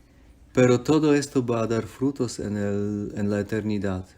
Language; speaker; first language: Spanish; non-native, fluent; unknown